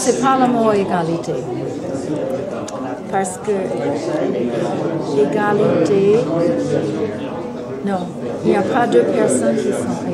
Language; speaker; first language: French; non-native, fluent; English